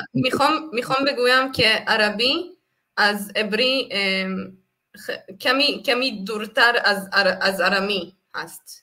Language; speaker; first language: Persian; non-native, fluent; Hebrew